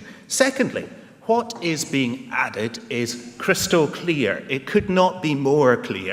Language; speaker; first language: English; native; English